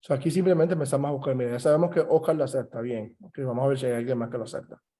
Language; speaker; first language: Spanish; early bilingual, heritage; Spanish